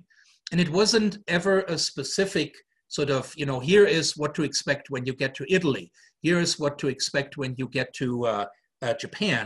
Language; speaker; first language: English; non-native, fluent; German